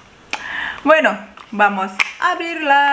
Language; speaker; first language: Spanish; non-native, learner; Indonesian